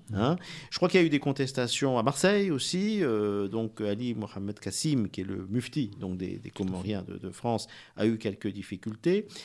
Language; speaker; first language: French; native; French